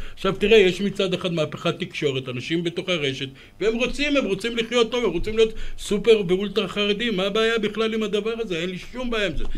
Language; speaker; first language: Hebrew; early bilingual, other home language; Romanian